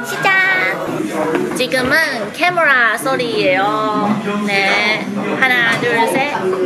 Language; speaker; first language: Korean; non-native, learner; Chinese